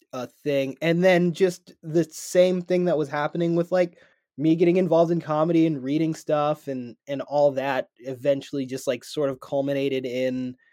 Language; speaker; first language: English; native; English